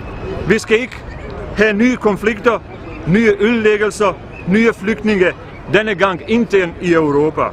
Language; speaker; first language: Danish; non-native, fluent; Bosnian